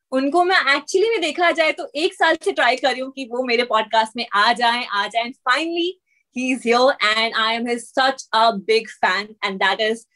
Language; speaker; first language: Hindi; native; Hindi